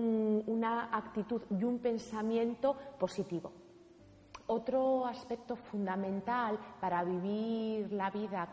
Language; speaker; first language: Spanish; native; Spanish